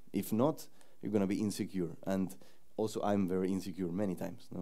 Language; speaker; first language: English; non-native, fluent; Spanish